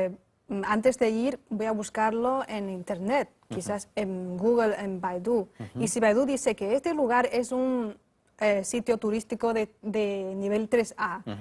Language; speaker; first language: Spanish; non-native, fluent; Chinese